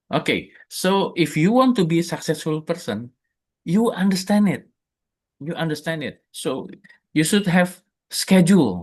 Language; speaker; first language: English; non-native, learner; Indonesian